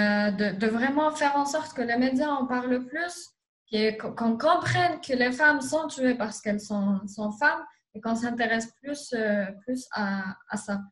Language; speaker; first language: French; non-native, local second language; Arabic